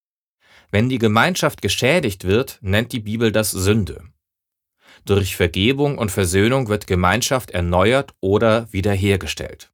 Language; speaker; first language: German; native; German